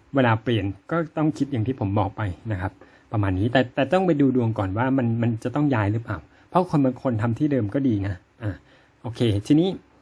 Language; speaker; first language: Thai; native; Thai